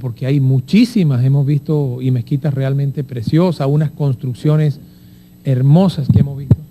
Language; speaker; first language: Spanish; native; Spanish